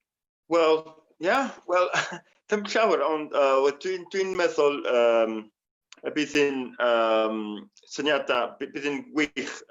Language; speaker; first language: Welsh; non-native, fluent; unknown